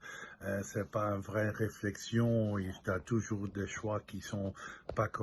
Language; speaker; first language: French; non-native, local second language; Dutch